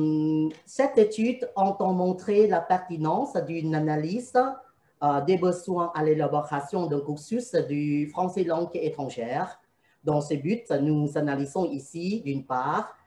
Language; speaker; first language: French; non-native, fluent; Thai